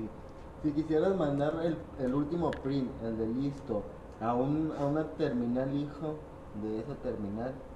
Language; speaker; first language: Spanish; native; Spanish